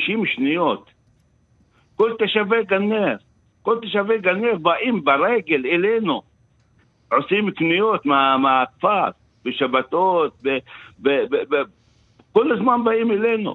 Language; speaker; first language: Hebrew; non-native, local second language; Arabic